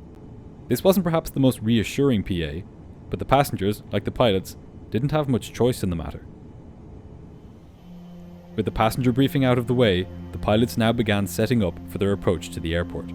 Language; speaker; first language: English; native; English